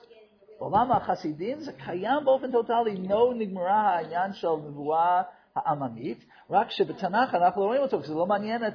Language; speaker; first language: Hebrew; non-native, fluent; English